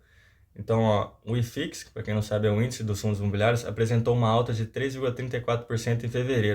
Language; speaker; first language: Portuguese; native; Portuguese